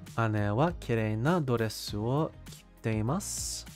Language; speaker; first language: Japanese; non-native, learner; English